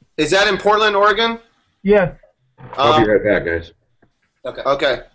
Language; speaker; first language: English; native; English